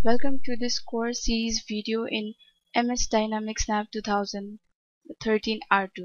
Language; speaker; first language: English; non-native, local second language; Nepali